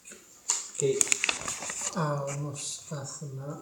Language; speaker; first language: Arabic; non-native, learner; Indonesian